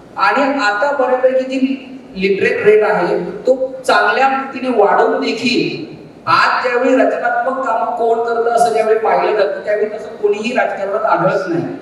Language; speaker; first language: Marathi; native; Marathi